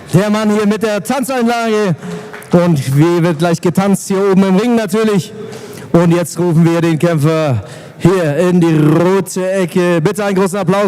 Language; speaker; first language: German; native; German